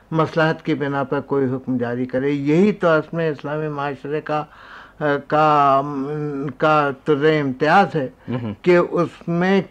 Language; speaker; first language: Urdu; native; Urdu